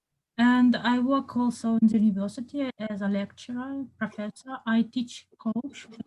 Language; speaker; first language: English; non-native, fluent; Russian